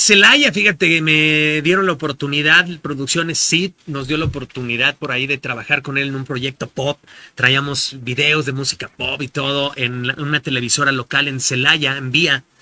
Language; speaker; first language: Spanish; native; Spanish